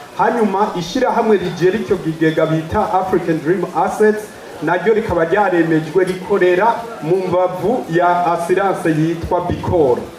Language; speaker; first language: Rundi; early bilingual, heritage; Rundi